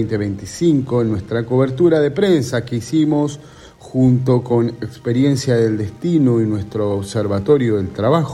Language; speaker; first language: Spanish; native; Spanish